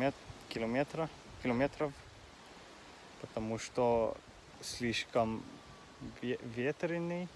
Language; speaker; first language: Russian; non-native, learner; Finnish